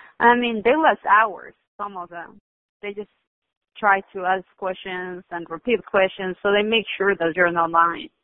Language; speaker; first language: English; non-native, fluent; Spanish